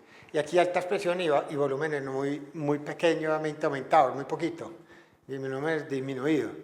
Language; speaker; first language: Spanish; native; Spanish